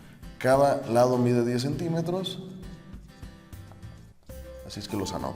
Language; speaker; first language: Spanish; native; Spanish